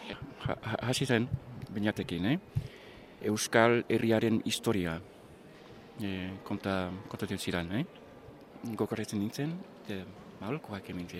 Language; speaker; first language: Basque; non-native, learner; English